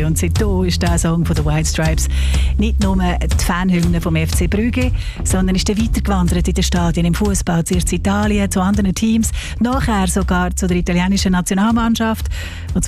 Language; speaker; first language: German; native; German